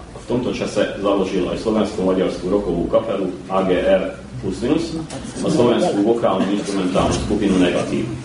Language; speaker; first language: Slovak; early bilingual, heritage; Slovak